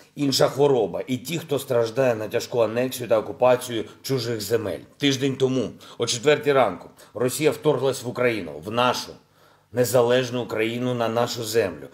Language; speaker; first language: Ukrainian; non-native, local second language; Russian